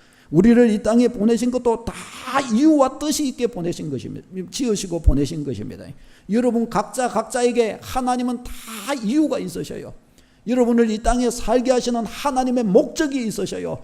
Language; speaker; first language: Korean; native; Korean